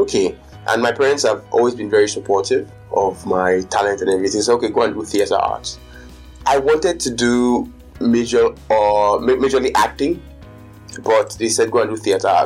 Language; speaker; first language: English; non-native, local second language; Yoruba